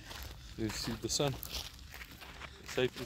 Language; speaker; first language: English; non-native, learner; Romanian